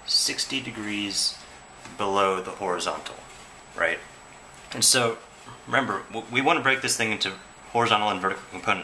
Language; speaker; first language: English; native; English